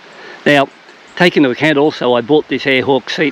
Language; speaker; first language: English; native; English